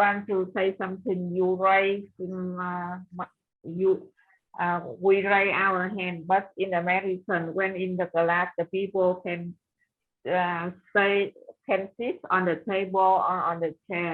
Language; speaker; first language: English; non-native, learner; Vietnamese